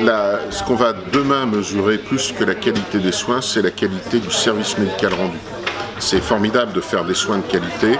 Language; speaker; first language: French; native; French